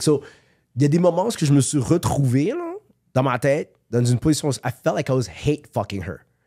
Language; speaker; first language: French; native; French